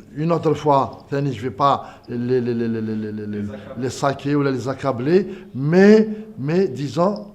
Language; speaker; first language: French; non-native, local second language; Arabic